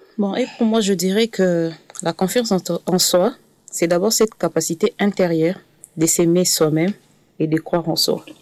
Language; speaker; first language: French; non-native, local second language; Lingala